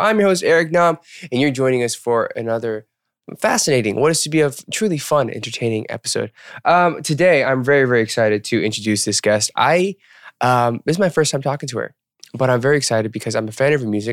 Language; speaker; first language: English; early bilingual, other home language; Korean